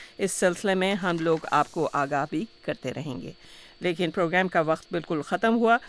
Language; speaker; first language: Urdu; native; Urdu